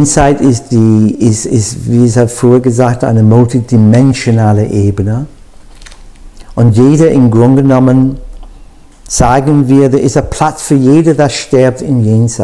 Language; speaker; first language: German; non-native, fluent; English